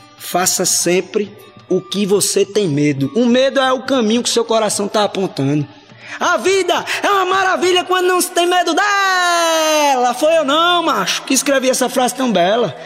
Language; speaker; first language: Portuguese; native; Portuguese